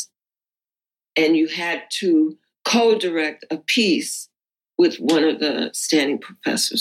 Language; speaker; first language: English; native; English